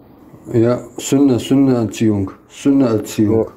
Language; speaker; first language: German; non-native, fluent; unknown